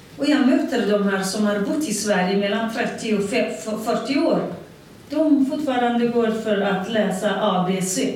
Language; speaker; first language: Swedish; non-native, fluent; Central Kurdish